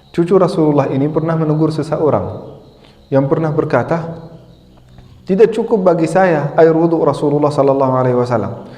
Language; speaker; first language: Indonesian; non-native, fluent; Arabic